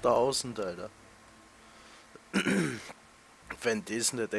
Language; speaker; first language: German; native; German